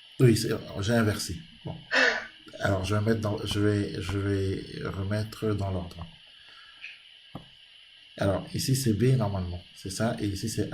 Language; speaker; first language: French; native; French